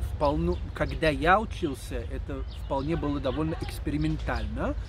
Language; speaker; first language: Russian; non-native, fluent; English